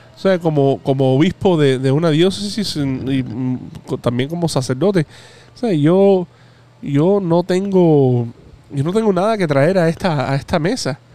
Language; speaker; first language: Spanish; native; Spanish